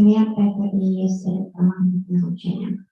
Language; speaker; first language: Russian; native; Russian